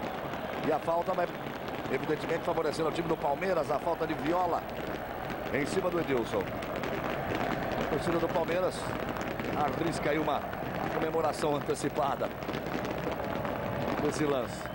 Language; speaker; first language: Portuguese; native; Portuguese